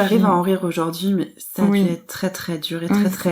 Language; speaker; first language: French; native; French